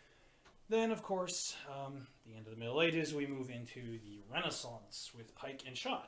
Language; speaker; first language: English; native; English